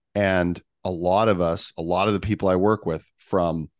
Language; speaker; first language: English; native; English